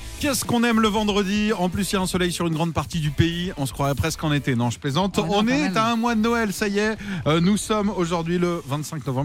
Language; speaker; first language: French; native; French